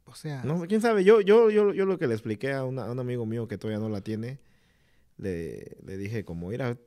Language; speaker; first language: Spanish; early bilingual, heritage; Spanish